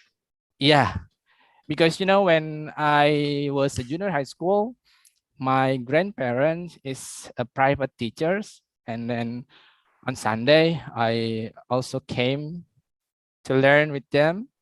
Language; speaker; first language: English; non-native, learner; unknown